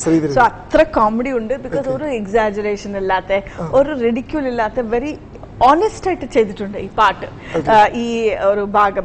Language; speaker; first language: Malayalam; non-native, learner; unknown